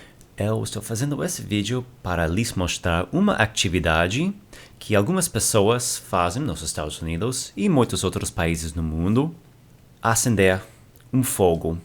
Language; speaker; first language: Portuguese; non-native, fluent; English